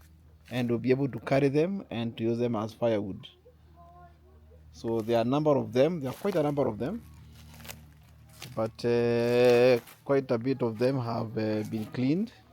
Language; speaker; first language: English; non-native, local second language; Swahili